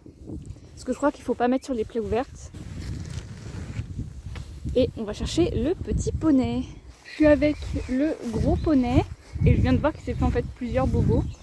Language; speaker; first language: French; native; French